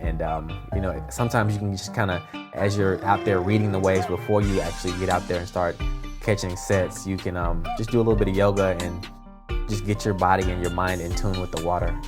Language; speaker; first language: English; native; English